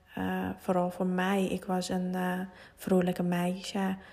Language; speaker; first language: Dutch; non-native, fluent; Persian